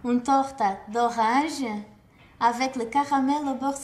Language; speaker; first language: French; non-native, fluent; Portuguese